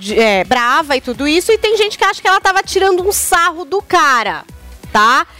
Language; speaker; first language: Portuguese; native; Portuguese